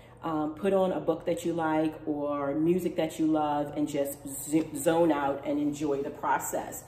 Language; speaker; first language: English; native; English